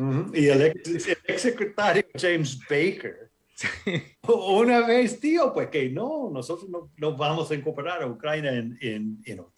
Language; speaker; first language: Spanish; non-native, fluent; English